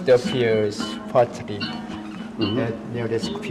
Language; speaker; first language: English; non-native, learner; Korean